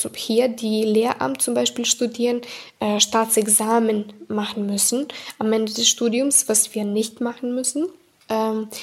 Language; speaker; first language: German; non-native, fluent; Serbian